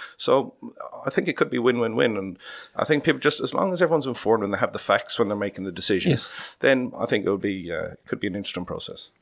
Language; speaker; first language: English; native; English